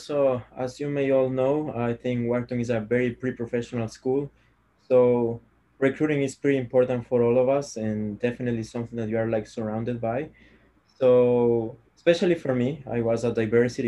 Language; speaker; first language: English; non-native, fluent; Spanish